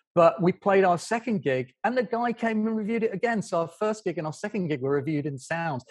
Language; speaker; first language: English; native; English